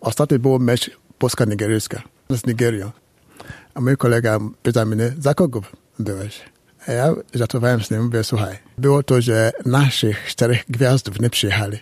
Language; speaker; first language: Polish; non-native, fluent; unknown